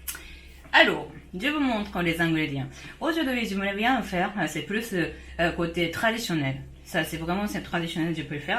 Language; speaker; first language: French; non-native, fluent; Japanese